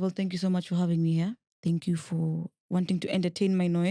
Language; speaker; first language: English; non-native, local second language; Swahili